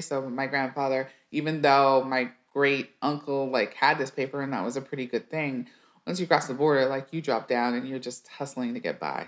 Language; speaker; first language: English; native; English